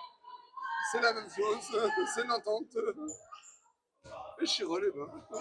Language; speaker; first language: French; native; French